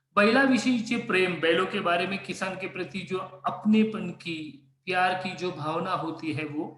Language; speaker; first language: Hindi; non-native, local second language; Marathi